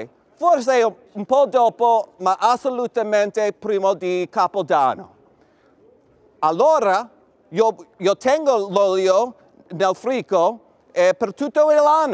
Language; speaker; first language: Italian; non-native, learner; English